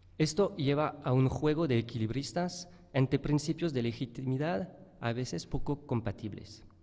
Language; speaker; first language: Spanish; non-native, fluent; French